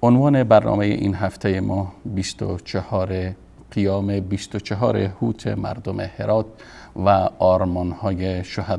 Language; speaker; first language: Persian; native; Persian